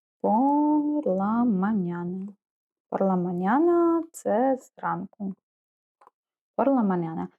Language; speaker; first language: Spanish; non-native, fluent; Ukrainian